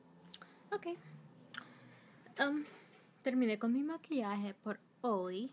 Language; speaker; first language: Spanish; early bilingual, heritage; Spanish